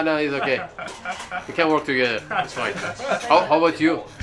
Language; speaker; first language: English; non-native, learner; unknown